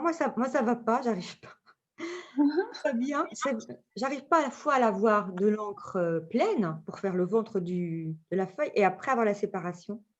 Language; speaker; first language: French; native; French